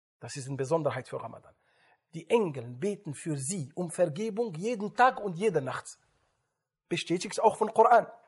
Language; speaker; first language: German; non-native, fluent; Arabic